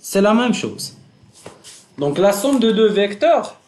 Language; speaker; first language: French; non-native, local second language; Arabic